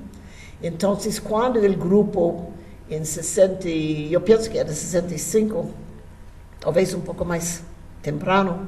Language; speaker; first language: Spanish; non-native, fluent; English